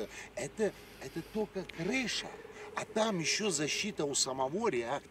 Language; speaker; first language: Russian; native; Russian